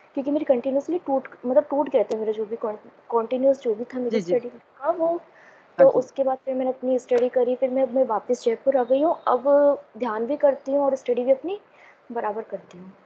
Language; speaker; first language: Hindi; native; Hindi